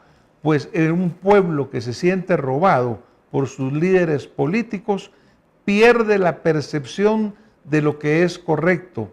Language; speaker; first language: Spanish; native; Spanish